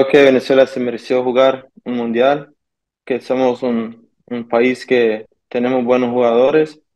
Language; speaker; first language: Spanish; early bilingual, heritage; German